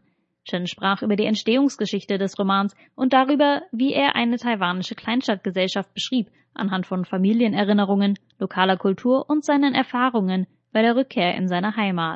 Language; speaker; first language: German; native; German